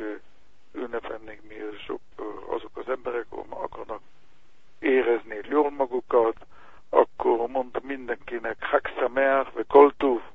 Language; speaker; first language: Hungarian; non-native, learner; Hebrew